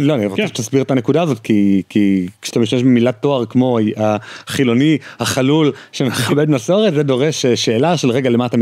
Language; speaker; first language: Hebrew; native; Hebrew